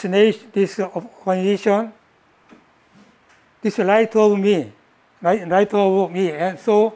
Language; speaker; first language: English; non-native, learner; Korean